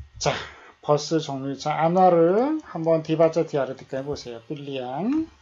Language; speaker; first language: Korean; native; Korean